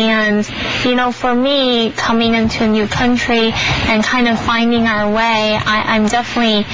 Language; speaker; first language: English; early bilingual, other home language; Chinese